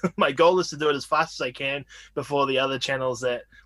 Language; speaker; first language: English; native; English